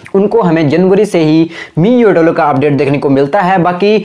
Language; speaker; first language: Hindi; native; Hindi